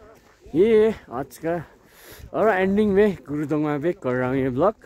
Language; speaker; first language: Hindi; non-native, local second language; Nepali